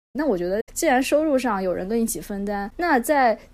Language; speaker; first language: Chinese; native; Chinese